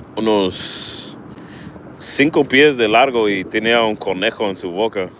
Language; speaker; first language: Spanish; early bilingual, heritage; Spanish